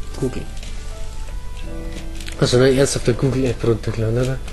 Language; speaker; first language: German; native; German